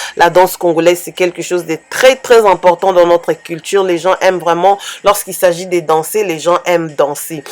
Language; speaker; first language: French; non-native, local second language; Lingala